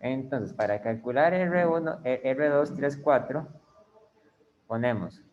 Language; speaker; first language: Spanish; native; Spanish